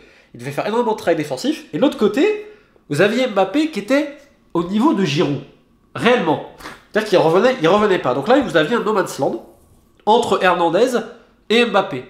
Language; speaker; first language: French; native; French